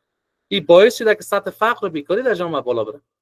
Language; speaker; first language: Persian; native; Persian